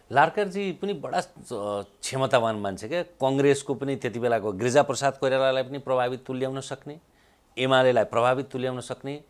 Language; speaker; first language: Nepali; native; Nepali